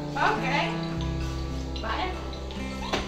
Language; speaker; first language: Spanish; native; Spanish